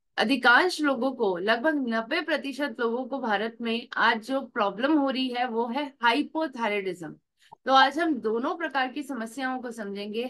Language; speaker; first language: Hindi; native; Hindi